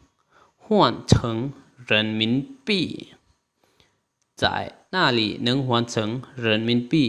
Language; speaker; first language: Chinese; non-native, fluent; Lao